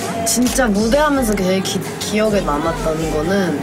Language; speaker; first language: Korean; native; Korean